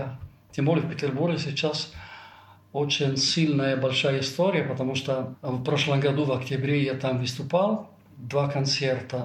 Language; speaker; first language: Russian; non-native, fluent; Italian